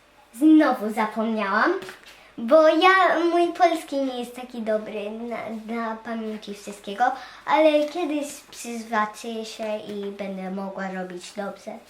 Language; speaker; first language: Polish; early bilingual, heritage; Polish